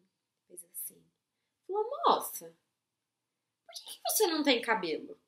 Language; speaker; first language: Portuguese; native; Portuguese